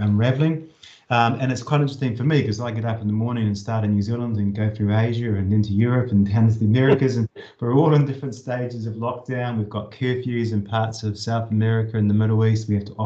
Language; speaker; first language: English; native; English